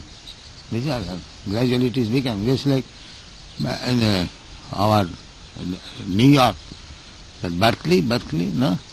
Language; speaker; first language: English; non-native, local second language; Bangla